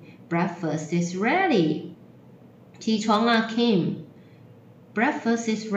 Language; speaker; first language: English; non-native, fluent; Chinese